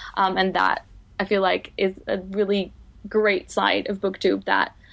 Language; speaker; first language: English; non-native, fluent; Dutch